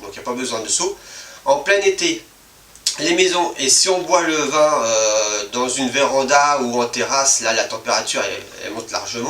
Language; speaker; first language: French; native; French